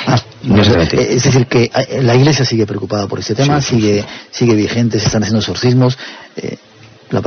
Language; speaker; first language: Spanish; native; Spanish